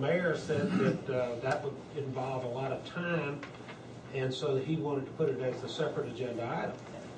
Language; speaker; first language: English; native; English